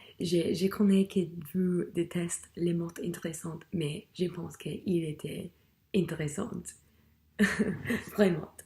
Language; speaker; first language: French; non-native, learner; English